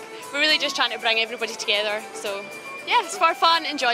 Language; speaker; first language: English; native; English